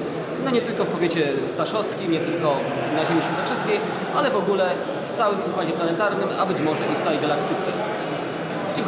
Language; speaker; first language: Polish; native; Polish